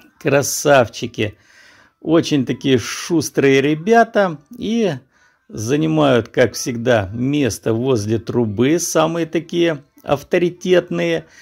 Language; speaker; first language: Russian; native; Russian